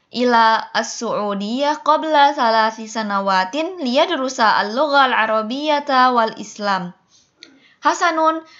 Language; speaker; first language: Arabic; non-native, fluent; Indonesian